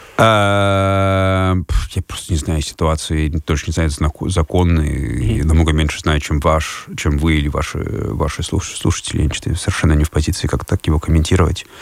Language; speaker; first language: Russian; non-native, fluent; Lithuanian